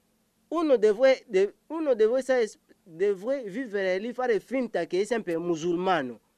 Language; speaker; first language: Italian; non-native, learner; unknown